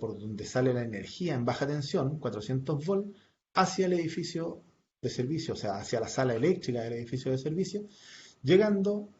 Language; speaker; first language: Spanish; native; Spanish